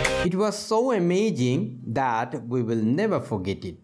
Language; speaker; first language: English; non-native, local second language; Bangla